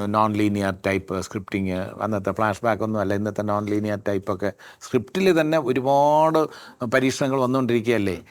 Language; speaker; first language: Malayalam; native; Malayalam